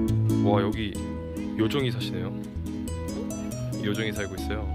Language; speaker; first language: Korean; native; Korean